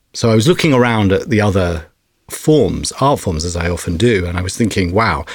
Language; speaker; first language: English; non-native, fluent; Dutch